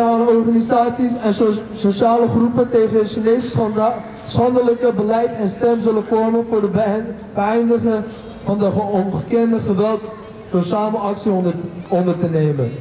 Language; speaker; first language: Dutch; non-native, fluent; Uyghur